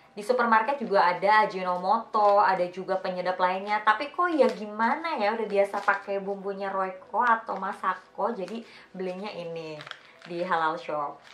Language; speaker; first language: Indonesian; native; Indonesian